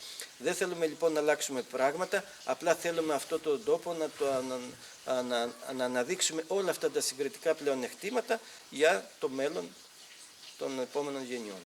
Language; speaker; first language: Greek; native; Greek